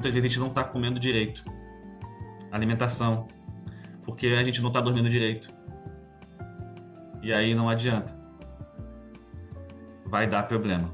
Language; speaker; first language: Portuguese; native; Portuguese